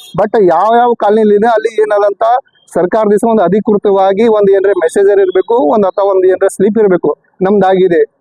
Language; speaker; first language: Kannada; non-native, local second language; Lambadi